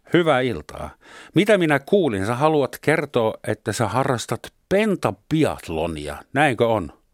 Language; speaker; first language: Finnish; non-native, fluent; German